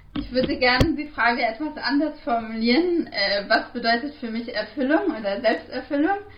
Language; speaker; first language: German; non-native, fluent; Arabic